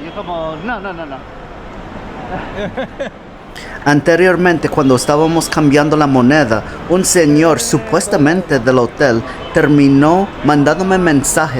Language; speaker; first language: Spanish; non-native, fluent; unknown